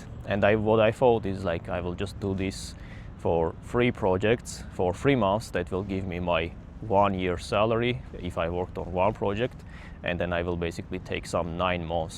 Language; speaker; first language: English; non-native, fluent; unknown